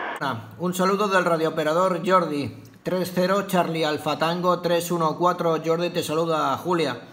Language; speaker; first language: Spanish; native; Spanish